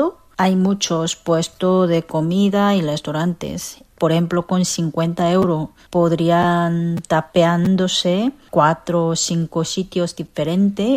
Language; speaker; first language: Spanish; non-native, fluent; Korean